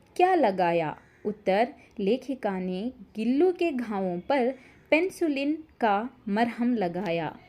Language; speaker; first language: Hindi; non-native, local second language; Kannada